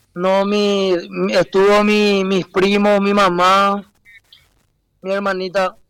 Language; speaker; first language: Spanish; native; Spanish